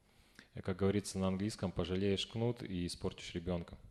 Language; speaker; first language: Russian; native; Russian